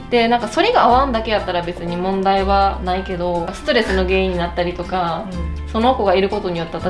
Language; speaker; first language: Japanese; native; Japanese